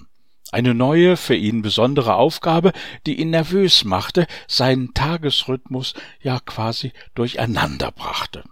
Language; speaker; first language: German; native; German